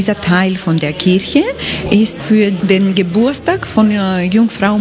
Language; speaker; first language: German; non-native, learner; Greek